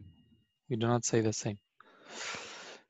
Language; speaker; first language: English; non-native, learner; Arabic